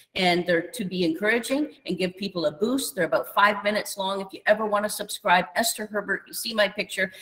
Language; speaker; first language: English; native; English